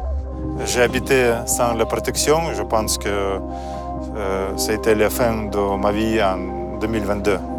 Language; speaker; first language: French; non-native, learner; Russian